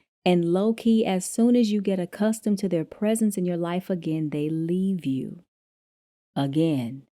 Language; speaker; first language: English; native; English